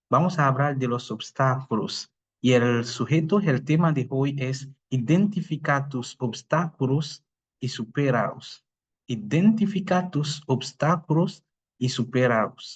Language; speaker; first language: Spanish; non-native, fluent; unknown